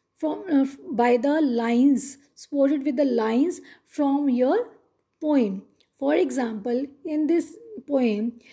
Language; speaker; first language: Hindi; non-native, local second language; Punjabi